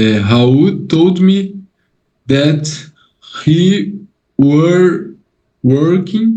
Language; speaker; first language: English; non-native, learner; Portuguese